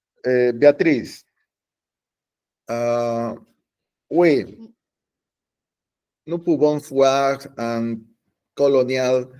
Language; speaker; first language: French; non-native, learner; Spanish